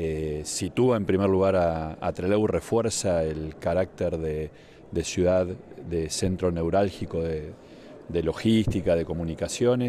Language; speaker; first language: Spanish; native; Spanish